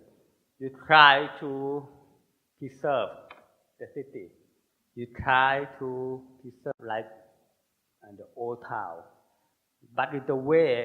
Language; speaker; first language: English; non-native, learner; Thai